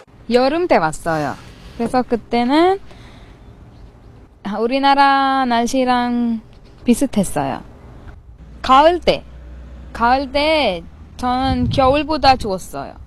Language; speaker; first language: Korean; non-native, learner; Sinhala